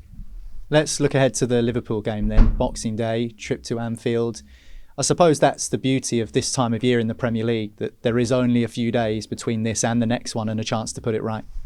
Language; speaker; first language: English; native; English